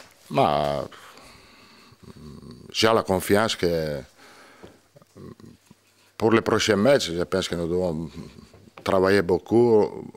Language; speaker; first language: French; non-native, learner; Italian